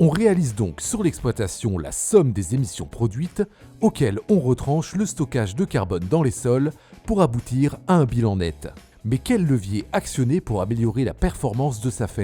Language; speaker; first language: French; native; French